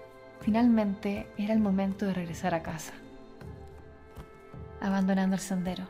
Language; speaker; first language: Spanish; native; Spanish